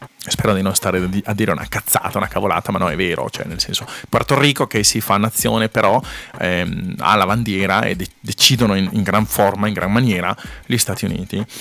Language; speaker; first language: Italian; non-native, fluent; Spanish